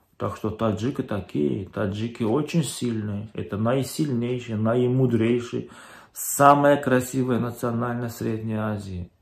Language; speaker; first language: Russian; non-native, local second language; Turkmen